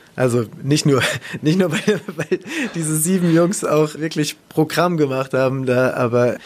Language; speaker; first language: German; native; German